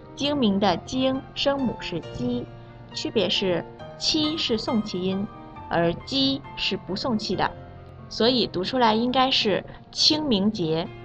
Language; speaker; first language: Chinese; native; Chinese